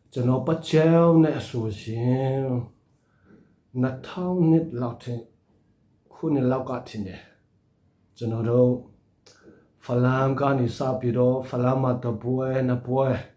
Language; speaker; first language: Burmese; non-native, local second language; Hakha Chin